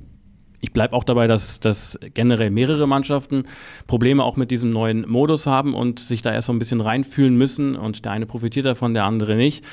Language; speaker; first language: German; native; German